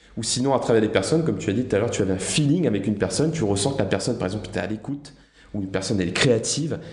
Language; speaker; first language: French; native; French